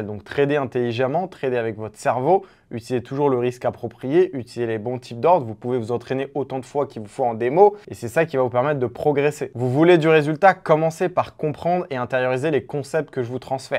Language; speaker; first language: French; native; French